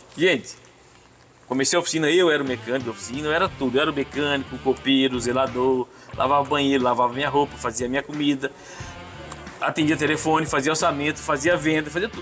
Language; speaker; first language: Portuguese; native; Portuguese